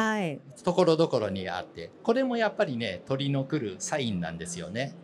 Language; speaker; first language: Japanese; native; Japanese